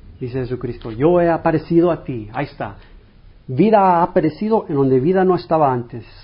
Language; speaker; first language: Spanish; non-native, fluent; English